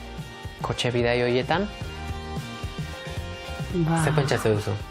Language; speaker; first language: Basque; native; Basque